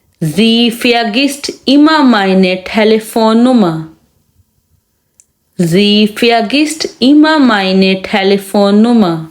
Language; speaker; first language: German; non-native, fluent; Urdu